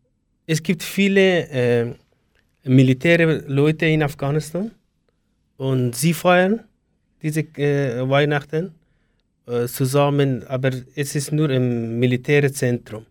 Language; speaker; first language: German; non-native, learner; Persian